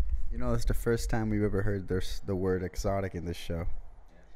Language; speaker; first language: English; early bilingual, other home language; Spanish